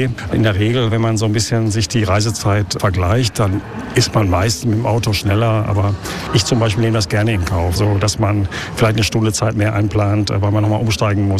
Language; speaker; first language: German; native; German